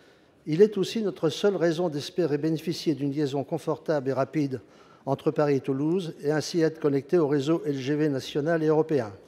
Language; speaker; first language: French; native; French